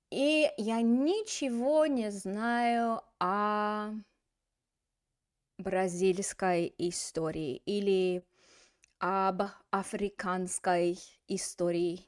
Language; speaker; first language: Russian; non-native, fluent; English